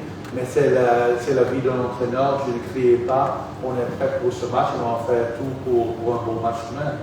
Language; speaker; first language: French; non-native, fluent; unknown